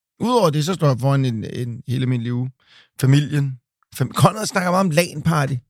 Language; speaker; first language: Danish; native; Danish